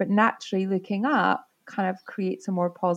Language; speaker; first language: English; native; English